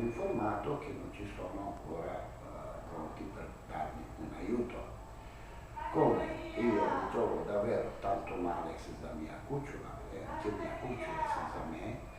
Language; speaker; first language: Italian; non-native, learner; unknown